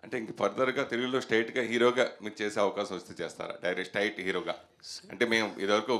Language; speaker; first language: Telugu; native; Telugu